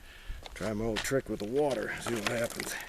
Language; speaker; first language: English; native; English